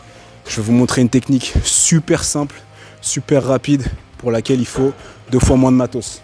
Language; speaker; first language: French; native; French